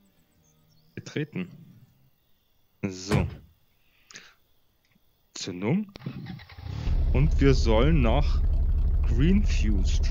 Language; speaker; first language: German; native; German